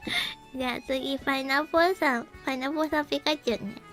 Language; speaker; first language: Japanese; native; Japanese